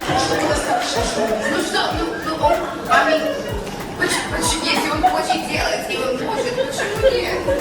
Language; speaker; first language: Russian; early bilingual, heritage; Russian